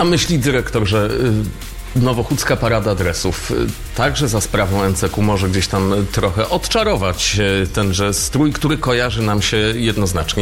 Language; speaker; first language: Polish; native; Polish